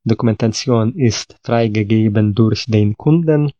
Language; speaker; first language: German; non-native, fluent; Polish